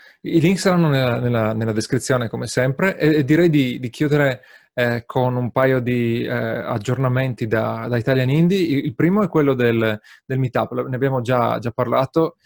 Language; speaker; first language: Italian; native; Italian